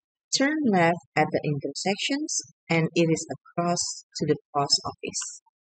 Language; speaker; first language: English; non-native, fluent; Indonesian